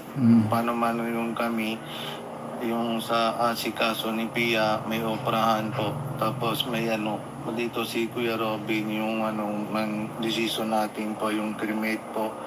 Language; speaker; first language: Filipino; non-native, learner; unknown